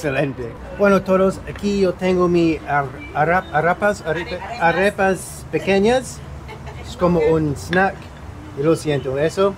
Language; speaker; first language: Spanish; non-native, learner; English